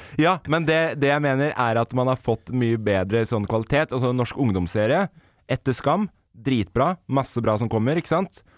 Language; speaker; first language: Norwegian; native; Norwegian